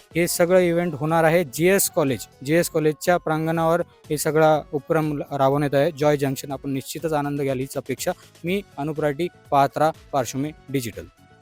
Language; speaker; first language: Marathi; native; Marathi